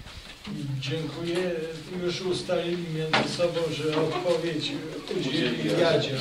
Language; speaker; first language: Polish; native; Polish